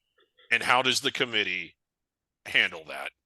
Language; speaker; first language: English; native; English